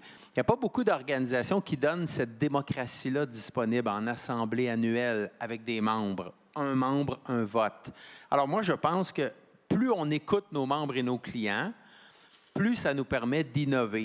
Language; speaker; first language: French; native; French